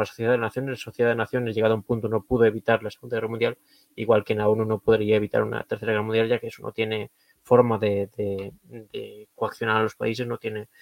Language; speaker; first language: Spanish; native; Spanish